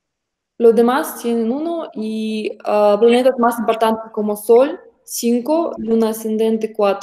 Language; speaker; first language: Spanish; non-native, fluent; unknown